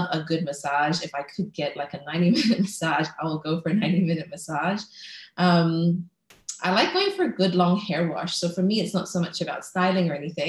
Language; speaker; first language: English; native; English